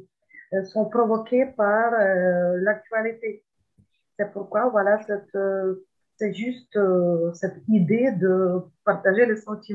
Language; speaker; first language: French; non-native, fluent; Ukrainian